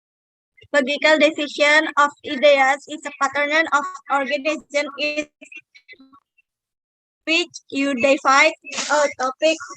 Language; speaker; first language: English; non-native, learner; Indonesian